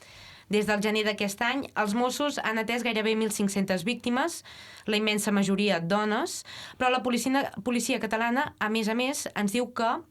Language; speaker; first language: Catalan; native; Catalan